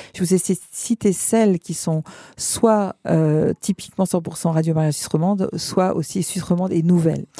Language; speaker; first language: French; native; French